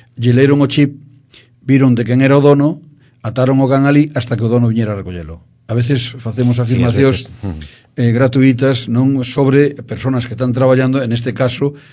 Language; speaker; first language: Galician; native; Galician